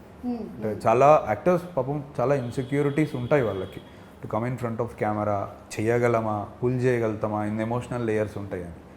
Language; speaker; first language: Telugu; native; Telugu